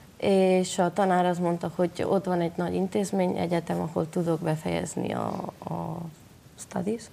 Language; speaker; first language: Hungarian; non-native, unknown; Spanish